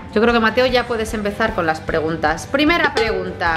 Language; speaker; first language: Spanish; native; Spanish